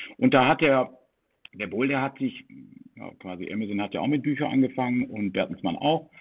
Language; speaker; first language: German; early bilingual, heritage; German